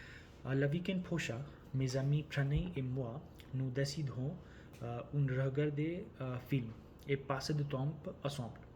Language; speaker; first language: French; non-native, learner; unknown